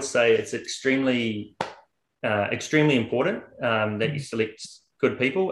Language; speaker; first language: English; native; English